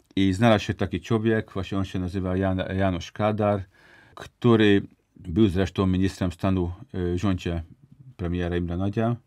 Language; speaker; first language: Polish; non-native, fluent; Hungarian